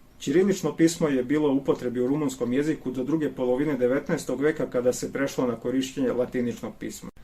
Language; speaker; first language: Bosnian; non-native, local second language; Romanian